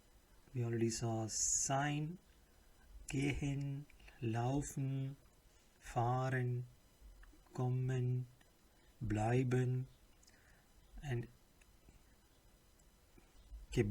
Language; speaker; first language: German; non-native, learner; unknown